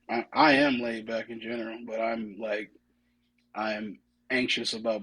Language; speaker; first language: English; native; English